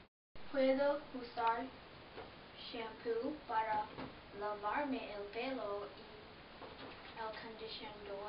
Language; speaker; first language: Spanish; non-native, learner; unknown